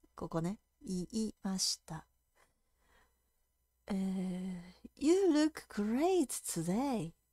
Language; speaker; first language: Japanese; native; Japanese